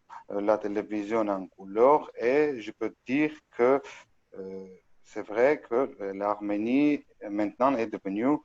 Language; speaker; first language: French; non-native, fluent; Armenian